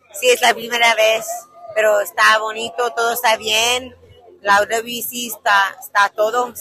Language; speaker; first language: Spanish; non-native, learner; English